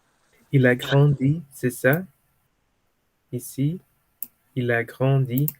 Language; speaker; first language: French; non-native, fluent; Spanish